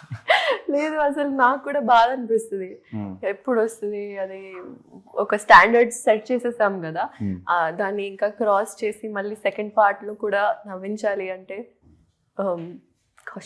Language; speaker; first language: Telugu; non-native, local second language; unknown